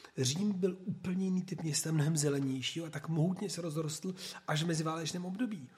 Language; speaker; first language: Czech; non-native, fluent; Italian